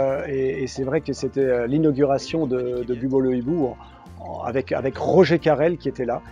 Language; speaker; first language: French; native; French